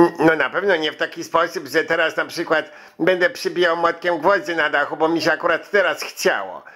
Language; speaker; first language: Polish; early bilingual, heritage; Polish